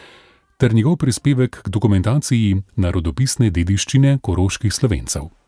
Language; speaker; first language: Slovenian; native; Slovenian